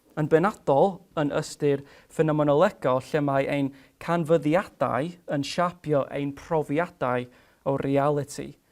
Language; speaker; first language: Welsh; non-native, fluent; English